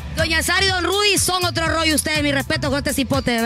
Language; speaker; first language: Spanish; native; Spanish